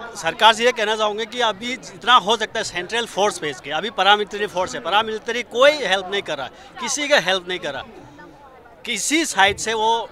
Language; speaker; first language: Hindi; non-native, local second language; Manipuri